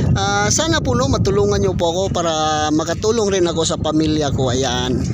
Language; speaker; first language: Filipino; non-native, local second language; Cebuano